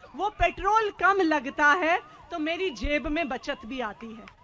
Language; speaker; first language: Hindi; native; Hindi